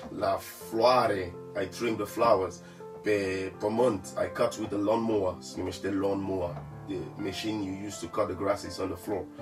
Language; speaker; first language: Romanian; non-native, learner; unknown